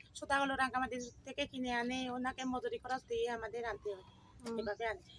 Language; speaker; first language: Bangla; non-native, local second language; Chakma